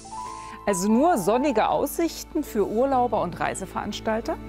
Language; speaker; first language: German; native; German